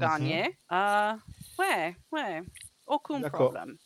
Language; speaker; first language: French; non-native, learner; English